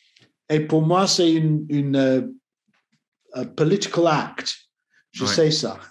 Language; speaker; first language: French; non-native, learner; English